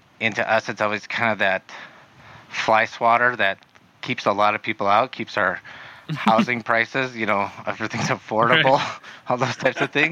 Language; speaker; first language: English; native; English